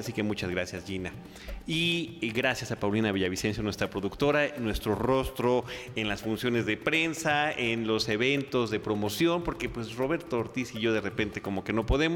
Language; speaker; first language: Spanish; native; Spanish